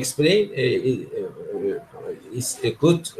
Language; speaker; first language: English; non-native, learner; Turkish